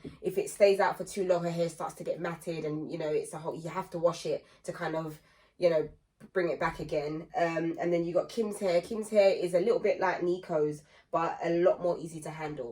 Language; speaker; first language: English; native; English